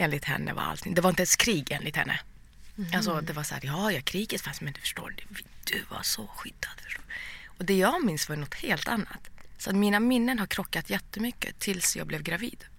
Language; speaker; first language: Swedish; early bilingual, other home language; Persian